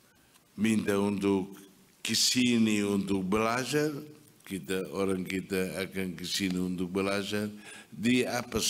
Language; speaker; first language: Indonesian; non-native, fluent; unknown